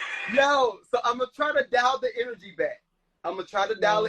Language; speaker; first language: English; native; English